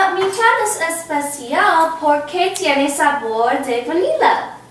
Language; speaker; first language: Spanish; non-native, learner; English